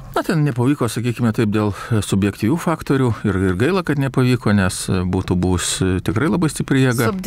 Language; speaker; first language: Lithuanian; native; Lithuanian